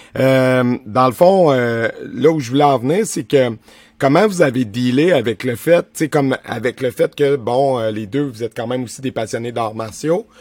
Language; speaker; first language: French; native; French